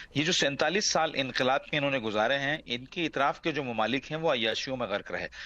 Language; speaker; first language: Urdu; non-native, local second language; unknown